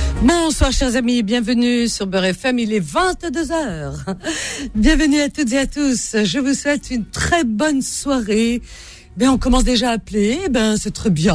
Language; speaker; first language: French; native; French